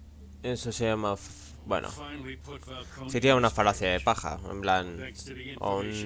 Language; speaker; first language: Spanish; native; Spanish